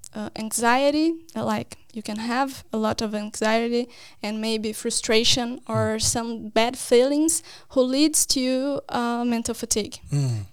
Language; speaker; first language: English; non-native, fluent; Portuguese